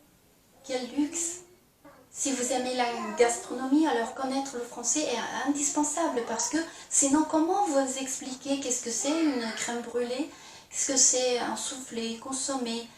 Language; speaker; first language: French; non-native, fluent; Chinese